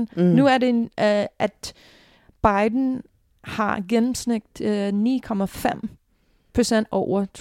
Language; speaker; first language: Danish; non-native, fluent; English